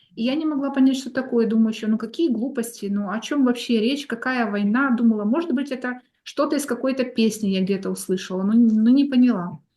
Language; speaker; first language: Russian; non-native, local second language; Ukrainian